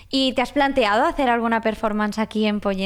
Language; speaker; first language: Spanish; non-native, local second language; Catalan